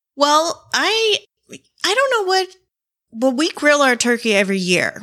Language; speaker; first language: English; native; English